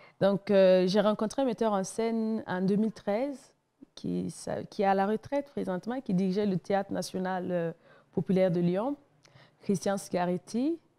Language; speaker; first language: French; non-native, local second language; Mossi